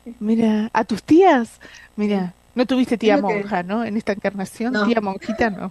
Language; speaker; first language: Spanish; native; Spanish